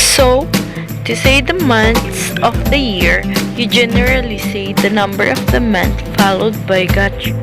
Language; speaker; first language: English; non-native, local second language; Filipino